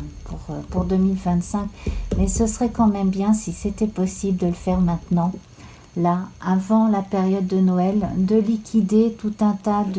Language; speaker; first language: French; native; French